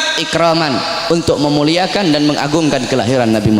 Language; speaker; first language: Indonesian; native; Indonesian